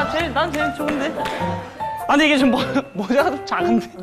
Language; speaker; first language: Korean; native; Korean